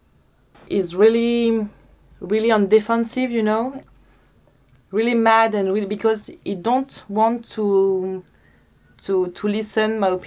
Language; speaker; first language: English; non-native, learner; French